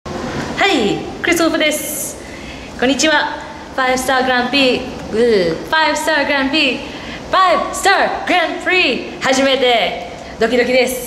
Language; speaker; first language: Japanese; non-native, learner; English